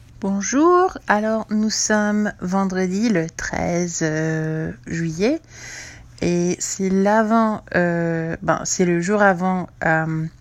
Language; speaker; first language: French; non-native, fluent; English